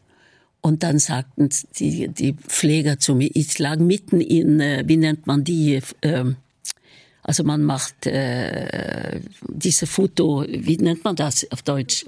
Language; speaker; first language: German; non-native, fluent; Norwegian